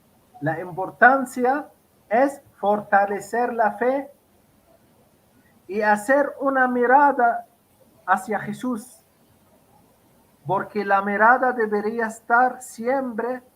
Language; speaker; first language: Spanish; non-native, fluent; Arabic